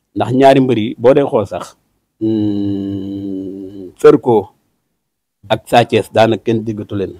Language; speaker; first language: Wolof; native; Wolof